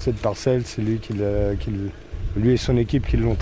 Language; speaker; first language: French; native; French